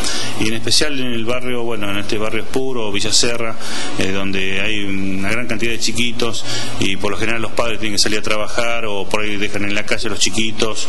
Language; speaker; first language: Spanish; native; Spanish